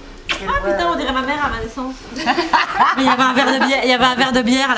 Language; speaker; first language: French; native; French